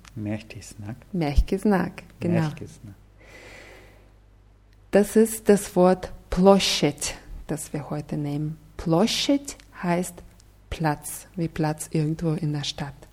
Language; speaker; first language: German; non-native, fluent; Russian